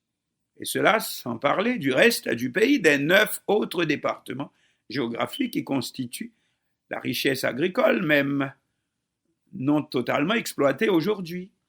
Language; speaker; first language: French; non-native, local second language; Haitian Creole